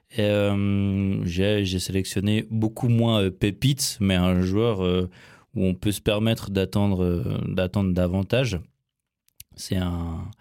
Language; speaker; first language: French; native; French